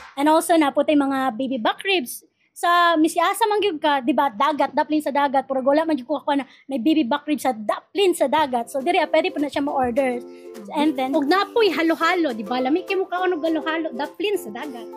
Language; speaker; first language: Cebuano; native; Cebuano